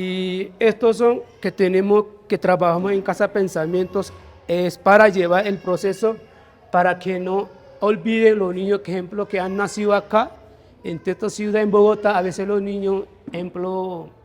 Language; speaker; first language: Spanish; non-native, local second language; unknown